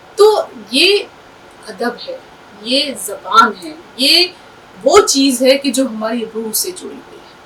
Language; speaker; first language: Urdu; native; Urdu